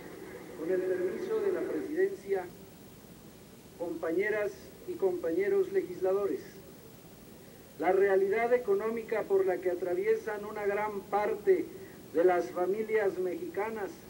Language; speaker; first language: Spanish; native; Spanish